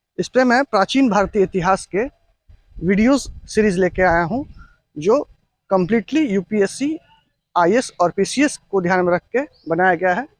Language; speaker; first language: Hindi; native; Hindi